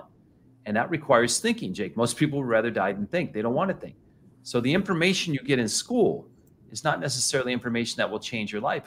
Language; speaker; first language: English; native; English